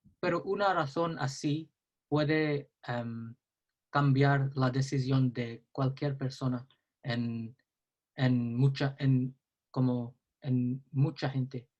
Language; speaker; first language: Spanish; non-native, learner; English